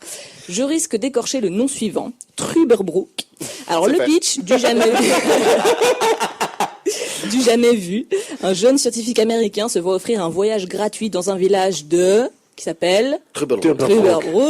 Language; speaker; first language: French; native; French